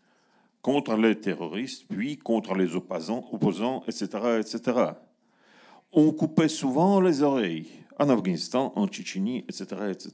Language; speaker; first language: French; non-native, learner; Russian